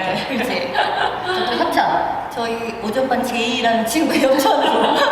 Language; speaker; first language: Korean; native; Korean